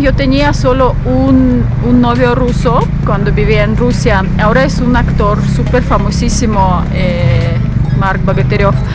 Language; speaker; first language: Spanish; non-native, fluent; Russian